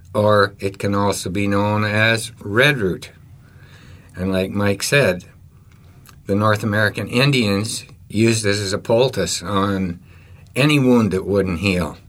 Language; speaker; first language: English; native; English